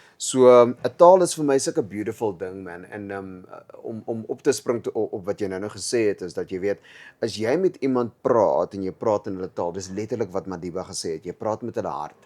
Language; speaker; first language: Afrikaans; non-native, local second language; Tswana